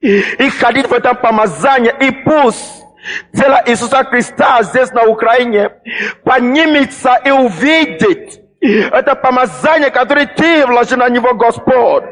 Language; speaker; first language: Russian; non-native, fluent; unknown